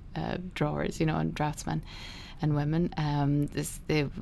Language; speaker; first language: English; native; English